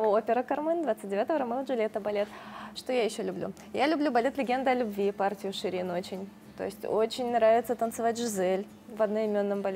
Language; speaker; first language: Russian; native; Russian